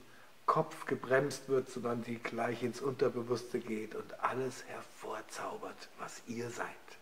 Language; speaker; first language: German; native; German